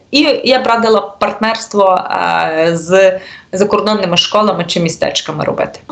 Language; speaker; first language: Ukrainian; native; Ukrainian